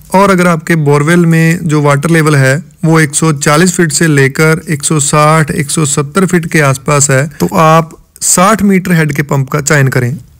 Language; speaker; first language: Hindi; non-native, local second language; Punjabi